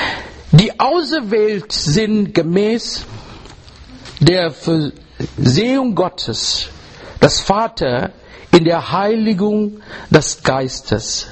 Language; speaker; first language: German; non-native, learner; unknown